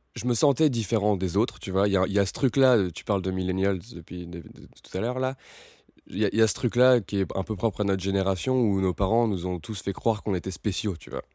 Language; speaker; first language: French; native; French